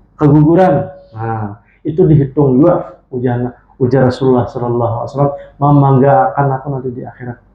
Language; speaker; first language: Indonesian; non-native, local second language; Banjar